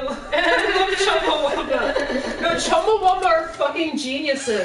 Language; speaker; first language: English; native; English